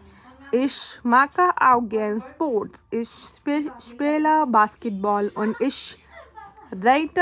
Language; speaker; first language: German; non-native, learner; Hindi